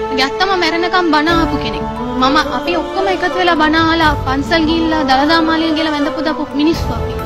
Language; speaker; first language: Sinhala; non-native, local second language; Tamil